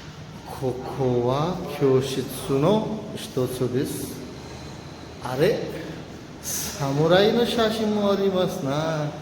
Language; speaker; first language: Japanese; non-native, fluent; Urdu